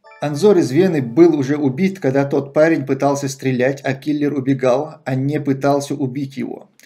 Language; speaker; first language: Russian; non-native, local second language; Chechen